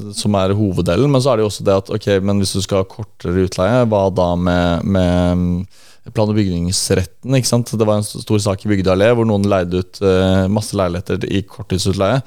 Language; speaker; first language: Norwegian; native; Norwegian